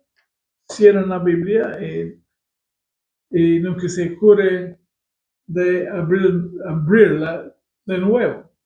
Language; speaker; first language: Spanish; non-native, fluent; English